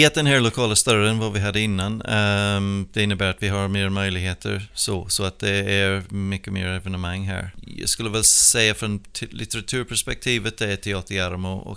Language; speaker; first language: Swedish; non-native, fluent; English